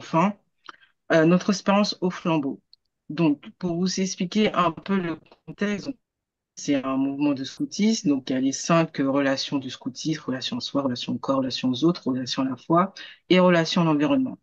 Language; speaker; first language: French; native; French